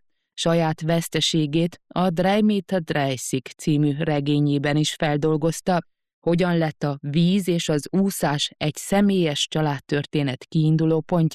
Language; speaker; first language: Hungarian; native; Hungarian